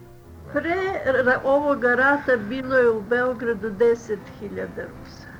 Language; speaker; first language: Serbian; early bilingual, other home language; Russian